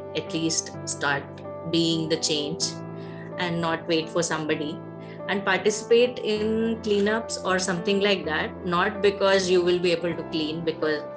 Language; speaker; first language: English; non-native, local second language; Hindi